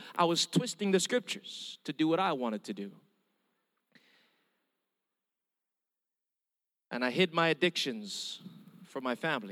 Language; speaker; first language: English; early bilingual, other home language; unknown